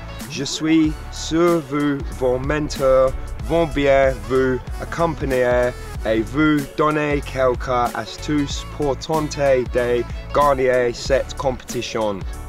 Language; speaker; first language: French; non-native, learner; English